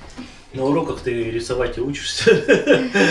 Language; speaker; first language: Russian; native; Russian